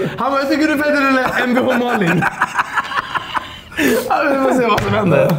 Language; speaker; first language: Swedish; native; Swedish